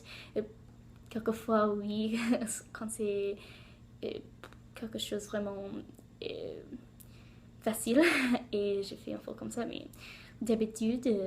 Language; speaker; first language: French; non-native, learner; English